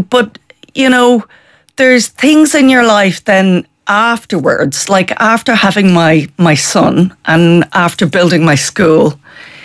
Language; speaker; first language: English; native; English